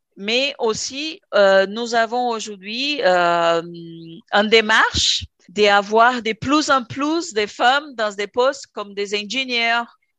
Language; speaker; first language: French; non-native, fluent; Portuguese